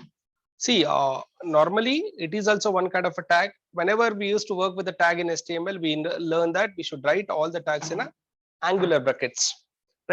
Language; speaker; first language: English; non-native, local second language; Kannada